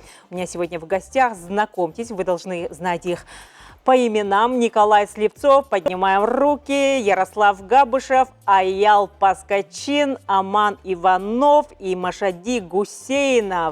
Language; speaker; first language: Russian; native; Russian